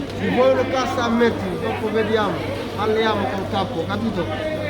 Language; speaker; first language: Italian; non-native, learner; Korean